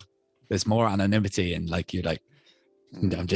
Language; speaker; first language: English; native; English